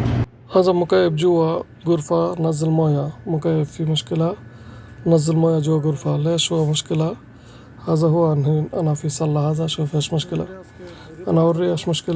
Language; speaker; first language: Arabic; non-native, learner; Bangla